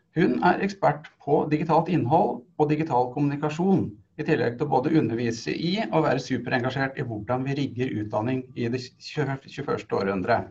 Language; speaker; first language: Norwegian; native; Norwegian